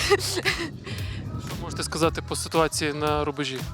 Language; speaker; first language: Ukrainian; native; Ukrainian